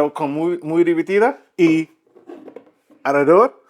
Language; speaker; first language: Spanish; non-native, learner; English